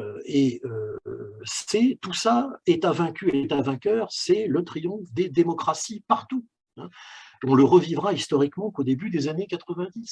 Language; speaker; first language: French; native; French